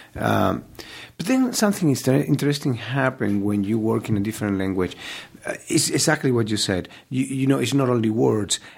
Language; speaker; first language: English; non-native, fluent; Spanish